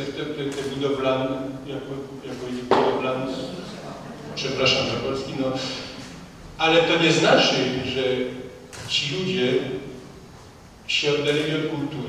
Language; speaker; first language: Polish; early bilingual, heritage; French